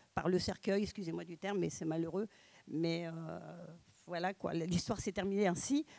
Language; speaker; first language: French; native; French